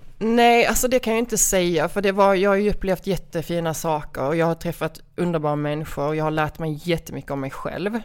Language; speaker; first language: Swedish; native; Swedish